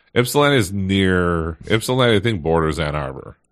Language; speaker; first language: English; native; English